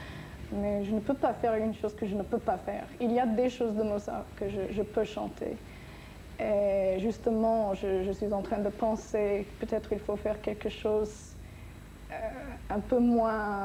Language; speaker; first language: French; non-native, fluent; English